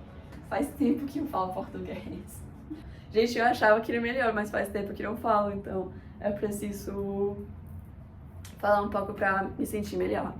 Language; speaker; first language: Portuguese; non-native, fluent; Spanish